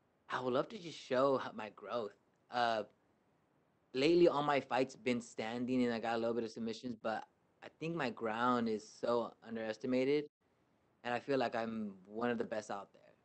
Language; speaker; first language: English; early bilingual, other home language; Spanish